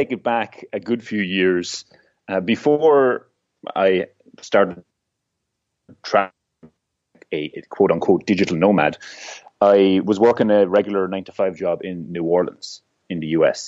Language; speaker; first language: English; native; English